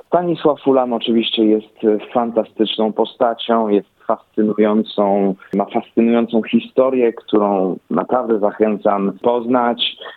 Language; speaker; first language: Polish; early bilingual, heritage; Polish